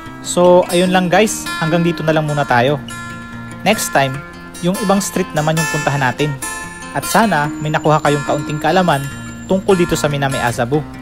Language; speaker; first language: Filipino; non-native, local second language; Bikol